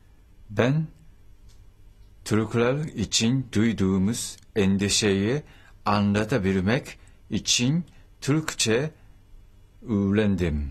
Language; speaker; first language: Turkish; non-native, learner; Japanese